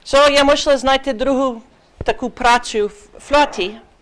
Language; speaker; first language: Ukrainian; early bilingual, heritage; Ukrainian